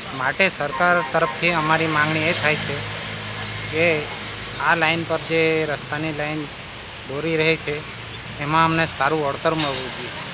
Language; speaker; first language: Gujarati; non-native, local second language; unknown